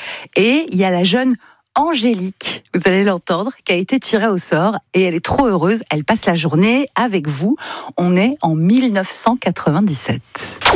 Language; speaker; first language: French; native; French